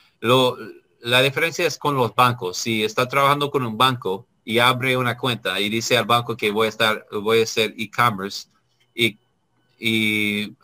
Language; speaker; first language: Spanish; non-native, learner; English